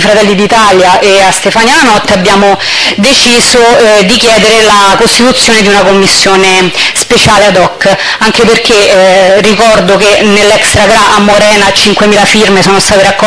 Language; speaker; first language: Italian; native; Italian